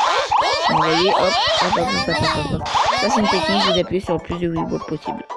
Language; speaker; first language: French; native; French